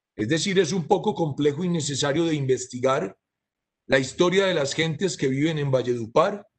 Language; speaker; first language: Spanish; native; Spanish